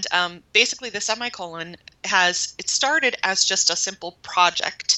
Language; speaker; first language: English; native; English